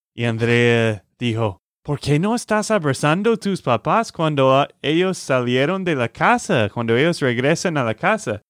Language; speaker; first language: Spanish; non-native, fluent; English